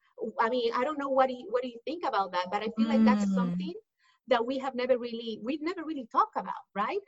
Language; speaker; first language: English; non-native, fluent; Spanish